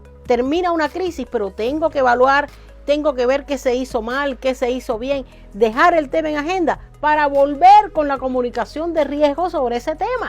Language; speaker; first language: Spanish; native; Spanish